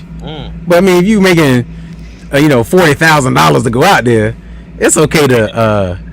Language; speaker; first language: English; native; English